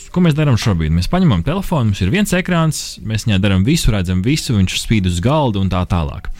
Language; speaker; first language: Latvian; native; Latvian